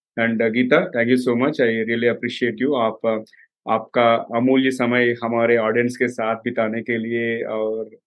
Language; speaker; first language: Hindi; non-native, local second language; Telugu